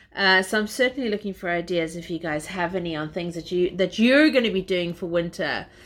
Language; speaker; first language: English; native; English